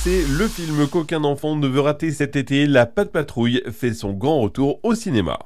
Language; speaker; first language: French; native; French